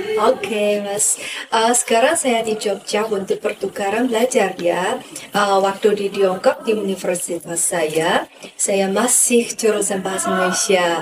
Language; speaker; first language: Indonesian; non-native, fluent; Chinese